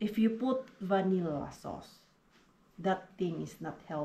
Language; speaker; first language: English; non-native, learner; Filipino